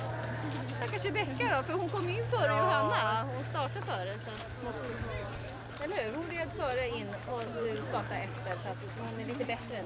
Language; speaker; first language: Swedish; native; Swedish